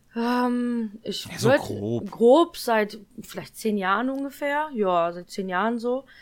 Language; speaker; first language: German; early bilingual, other home language; Polish